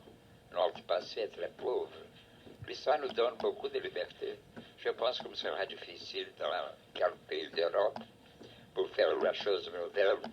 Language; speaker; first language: French; non-native, fluent; Portuguese